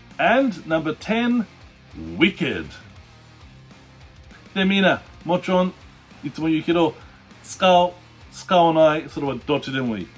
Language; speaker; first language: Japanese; non-native, learner; English